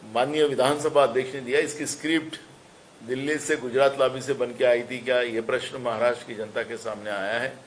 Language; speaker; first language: Hindi; non-native, local second language; Marathi